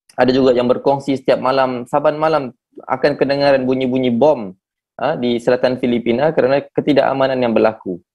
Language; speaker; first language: Malay; native; Malay